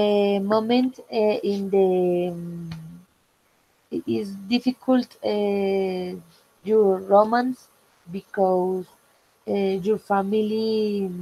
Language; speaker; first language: English; non-native, learner; Spanish